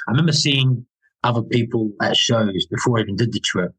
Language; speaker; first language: English; native; English